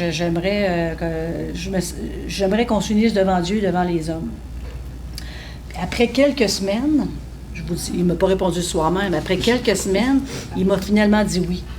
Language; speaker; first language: French; native; French